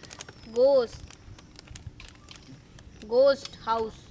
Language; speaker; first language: English; non-native, learner; Hindi